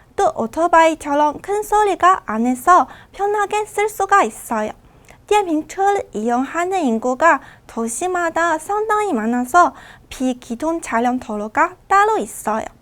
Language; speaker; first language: Korean; non-native, fluent; Chinese